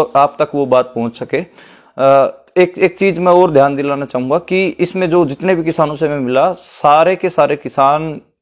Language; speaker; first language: Hindi; native; Hindi